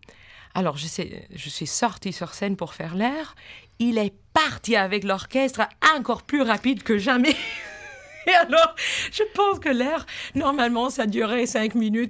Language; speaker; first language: French; non-native, fluent; English